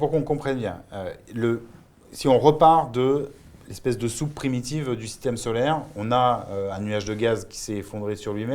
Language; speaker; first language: French; native; French